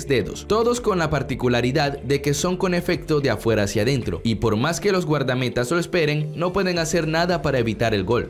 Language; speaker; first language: Spanish; native; Spanish